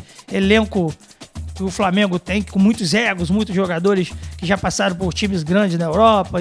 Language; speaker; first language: Portuguese; native; Portuguese